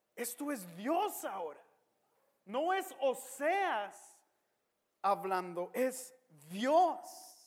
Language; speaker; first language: Spanish; early bilingual, heritage; Spanish